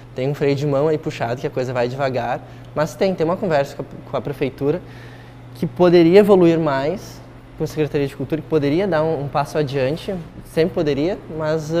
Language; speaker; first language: Portuguese; native; Portuguese